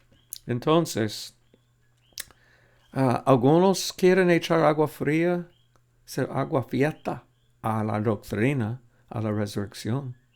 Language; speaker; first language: Spanish; non-native, fluent; English